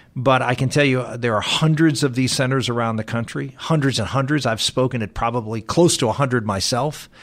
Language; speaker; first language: English; native; English